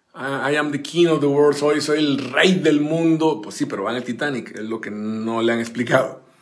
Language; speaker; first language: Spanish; native; Spanish